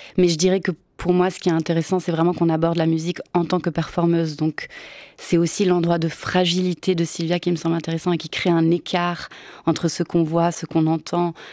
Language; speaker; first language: French; non-native, fluent; Italian